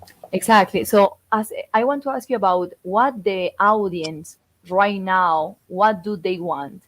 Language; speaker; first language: English; non-native, fluent; Spanish